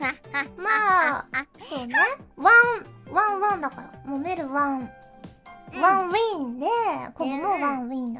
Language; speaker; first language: Japanese; native; Japanese